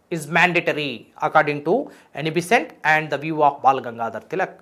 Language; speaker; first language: English; non-native, local second language; Telugu